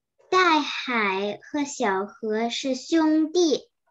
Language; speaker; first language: Chinese; early bilingual, heritage; Chinese